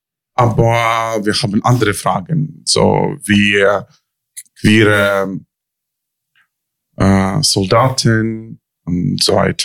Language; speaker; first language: German; non-native, learner; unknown